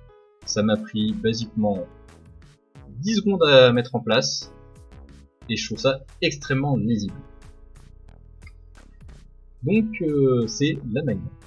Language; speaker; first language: French; native; French